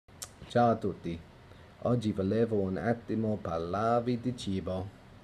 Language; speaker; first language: Italian; non-native, learner; English